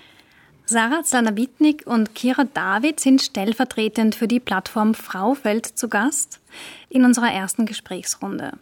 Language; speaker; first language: German; native; German